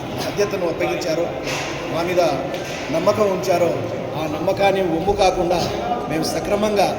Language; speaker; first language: Telugu; non-native, local second language; Lambadi